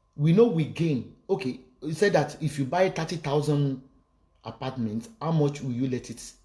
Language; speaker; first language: English; non-native, local second language; Yoruba